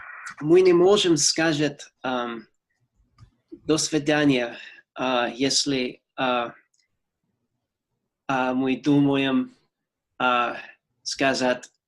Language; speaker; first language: Russian; non-native, learner; English